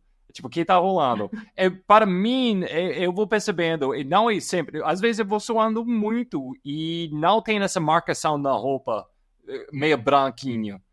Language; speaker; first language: Portuguese; non-native, fluent; English